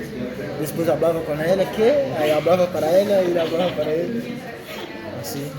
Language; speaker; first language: Spanish; non-native, learner; Portuguese